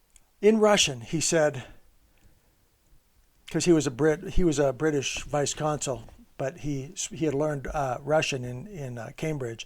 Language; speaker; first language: English; native; English